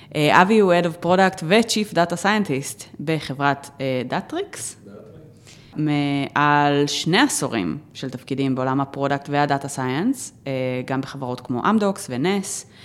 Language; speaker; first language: Hebrew; native; Hebrew